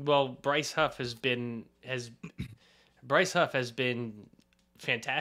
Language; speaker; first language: English; native; English